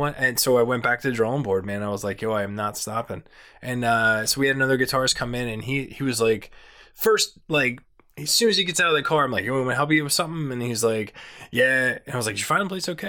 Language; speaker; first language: English; native; English